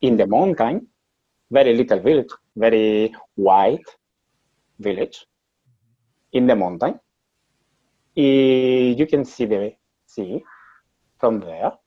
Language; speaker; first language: English; non-native, learner; Spanish